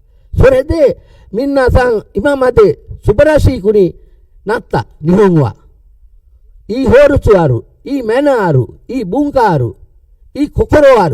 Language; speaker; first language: Japanese; non-native, learner; Sinhala